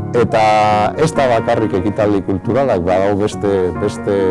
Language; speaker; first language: Basque; native; Basque